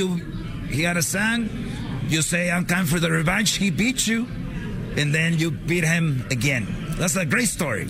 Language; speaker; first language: English; non-native, fluent; Spanish